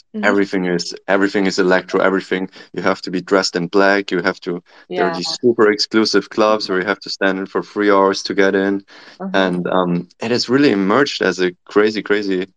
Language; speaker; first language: English; non-native, fluent; German